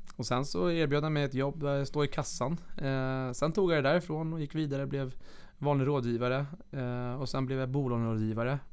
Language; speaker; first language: Swedish; native; Swedish